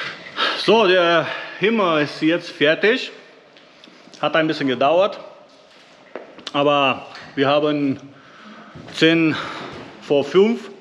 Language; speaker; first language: German; non-native, learner; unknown